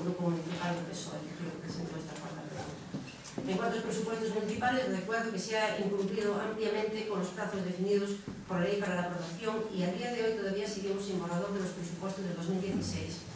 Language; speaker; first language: Spanish; non-native, local second language; Galician